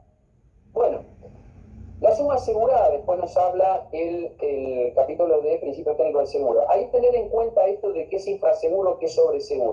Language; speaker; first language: Spanish; native; Spanish